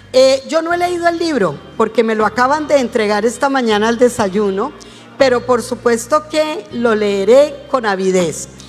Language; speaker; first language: Spanish; native; Spanish